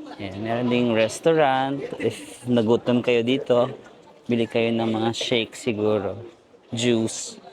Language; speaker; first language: Filipino; non-native, local second language; Cebuano